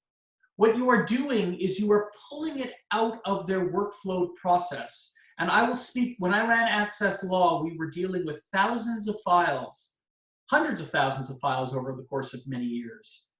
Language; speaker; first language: English; native; English